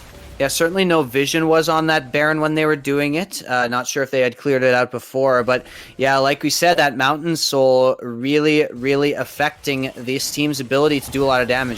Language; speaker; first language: English; native; English